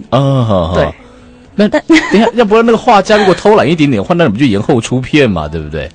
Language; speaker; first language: Chinese; native; Chinese